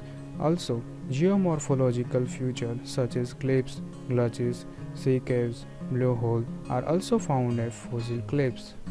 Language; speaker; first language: English; non-native, fluent; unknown